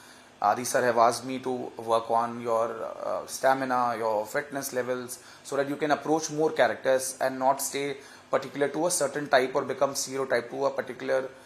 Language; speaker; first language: English; non-native, local second language; Hindi